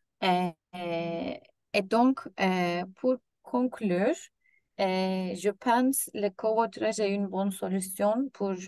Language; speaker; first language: French; non-native, learner; Turkish